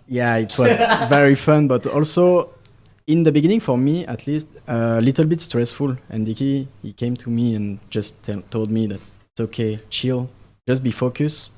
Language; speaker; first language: English; non-native, fluent; French